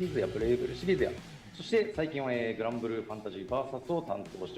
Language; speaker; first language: Japanese; native; Japanese